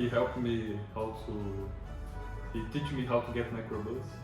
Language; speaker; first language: English; non-native, learner; Portuguese